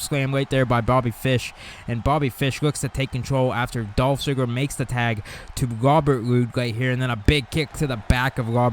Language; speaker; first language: English; native; English